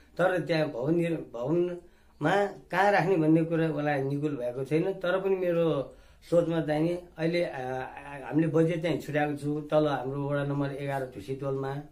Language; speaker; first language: Nepali; non-native, local second language; Newari